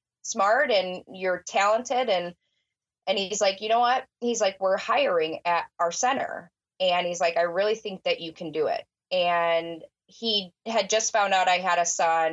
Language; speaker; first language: English; native; English